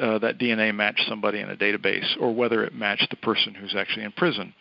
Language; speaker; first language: English; native; English